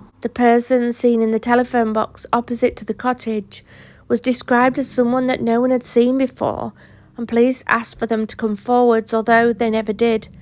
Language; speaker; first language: English; native; English